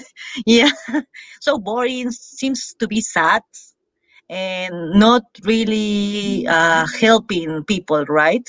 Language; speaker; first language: English; non-native, fluent; Spanish